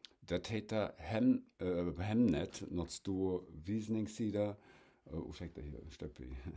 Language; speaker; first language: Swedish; non-native, fluent; German